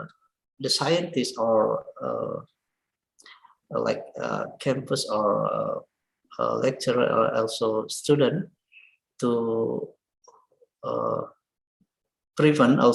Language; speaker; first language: English; non-native, learner; Indonesian